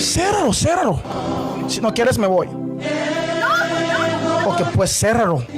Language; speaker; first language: Spanish; non-native, learner; Haitian Creole